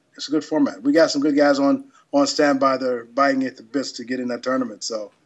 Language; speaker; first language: English; native; English